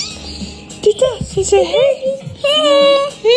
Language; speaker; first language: Swedish; non-native, learner; Filipino